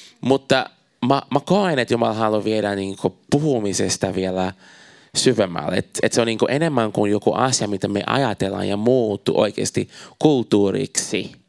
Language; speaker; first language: Finnish; non-native, fluent; Portuguese